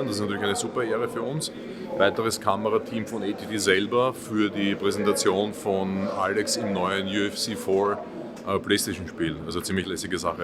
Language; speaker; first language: German; native; German